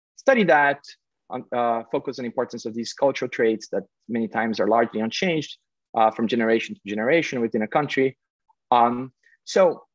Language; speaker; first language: English; non-native, fluent; Portuguese